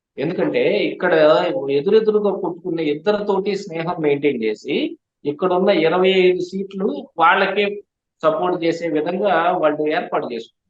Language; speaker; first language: Telugu; native; Telugu